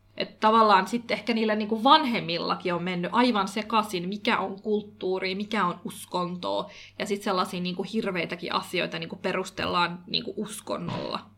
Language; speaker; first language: Finnish; early bilingual, other home language; Kurdish